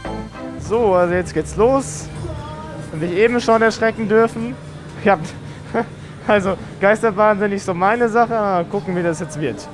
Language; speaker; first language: German; native; German